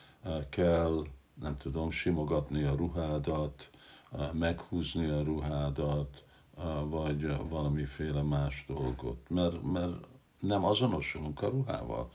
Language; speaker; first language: Hungarian; non-native, fluent; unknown